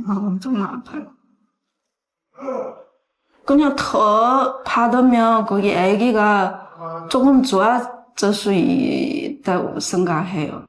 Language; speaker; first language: Korean; non-native, learner; Chinese